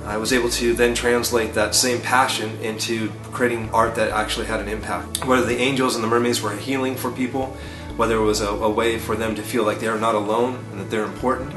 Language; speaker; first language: English; native; English